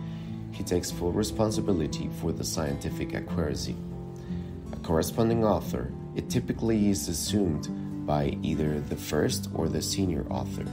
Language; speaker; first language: English; non-native, fluent; Spanish